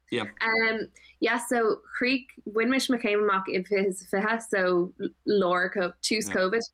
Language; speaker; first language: Irish; non-native, local second language; English